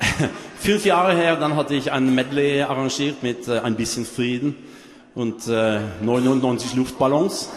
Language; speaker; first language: German; non-native, learner; Norwegian